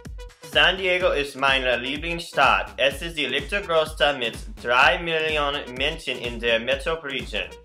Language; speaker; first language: German; non-native, learner; English